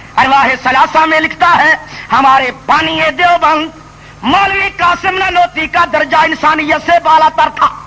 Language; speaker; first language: Urdu; non-native, local second language; Punjabi